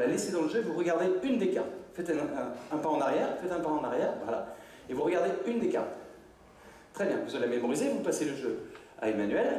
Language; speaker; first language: French; native; French